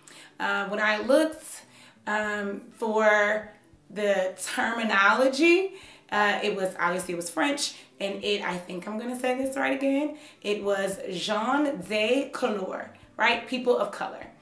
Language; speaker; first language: English; native; English